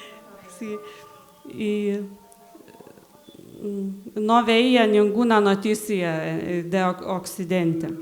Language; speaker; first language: Spanish; non-native, learner; Lithuanian